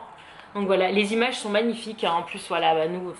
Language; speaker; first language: French; native; French